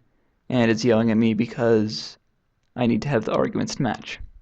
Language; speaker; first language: English; native; English